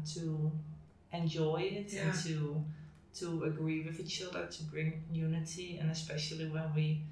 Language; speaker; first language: English; non-native, fluent; Dutch